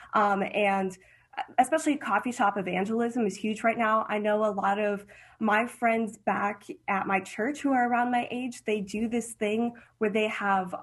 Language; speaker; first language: English; early bilingual, heritage; English